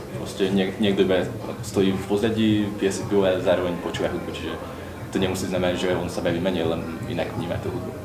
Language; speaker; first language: Slovak; non-native, local second language; Hungarian